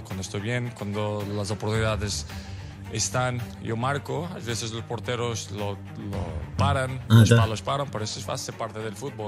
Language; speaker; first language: Spanish; non-native, fluent; Portuguese